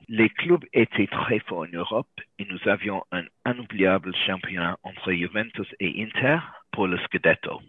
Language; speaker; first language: French; non-native, learner; English